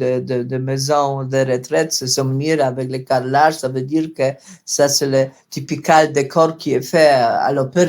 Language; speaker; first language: French; non-native, fluent; Polish